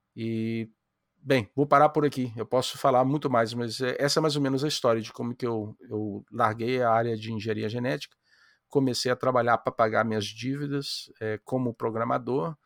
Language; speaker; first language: Portuguese; native; Portuguese